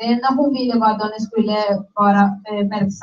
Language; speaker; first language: Swedish; non-native, learner; Spanish